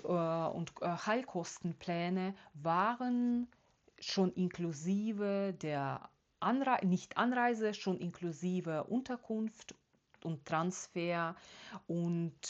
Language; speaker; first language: German; non-native, fluent; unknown